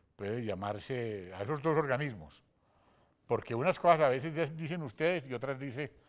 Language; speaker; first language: Spanish; native; Spanish